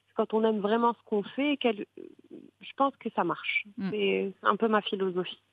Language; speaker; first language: French; non-native, local second language; Arabic